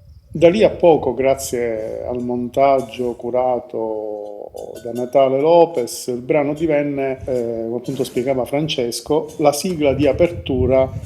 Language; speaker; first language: Italian; native; Italian